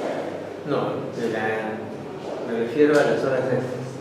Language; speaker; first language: Spanish; native; Spanish